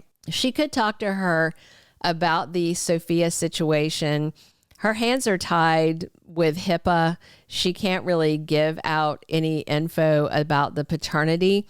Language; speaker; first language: English; native; English